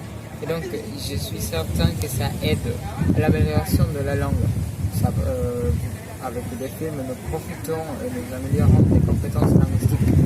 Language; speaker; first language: French; non-native, fluent; Spanish